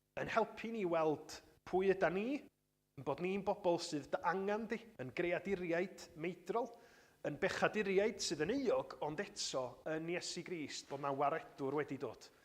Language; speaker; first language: Welsh; native; Welsh